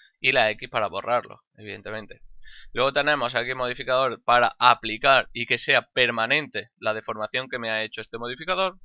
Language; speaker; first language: Spanish; native; Spanish